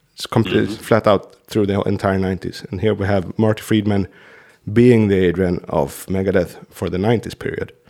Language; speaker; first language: English; non-native, fluent; Swedish